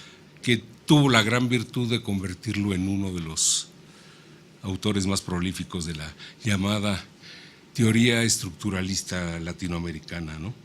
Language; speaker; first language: Spanish; native; Spanish